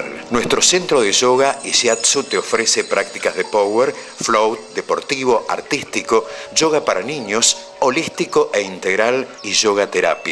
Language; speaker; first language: Spanish; native; Spanish